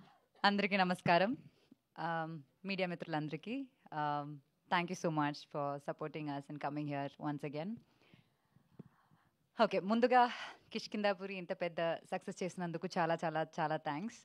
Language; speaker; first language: Telugu; non-native, fluent; Malayalam